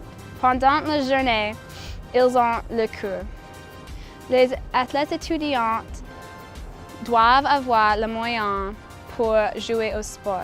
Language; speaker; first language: French; non-native, learner; English